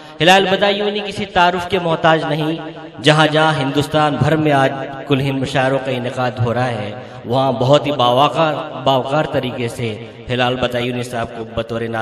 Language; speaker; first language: Urdu; native; Urdu